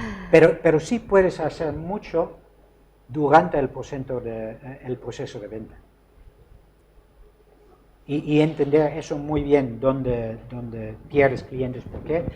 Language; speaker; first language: Spanish; non-native, fluent; Dutch